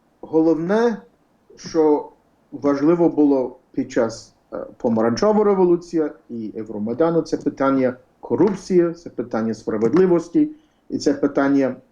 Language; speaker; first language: Ukrainian; early bilingual, heritage; Ukrainian